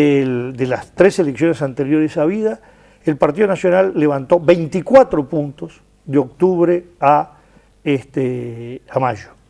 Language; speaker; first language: Spanish; native; Spanish